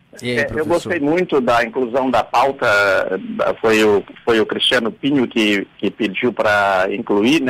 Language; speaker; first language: Portuguese; native; Portuguese